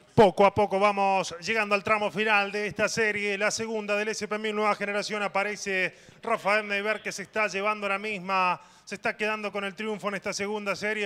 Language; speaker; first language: Spanish; native; Spanish